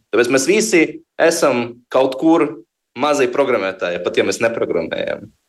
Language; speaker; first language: Latvian; non-native, local second language; Russian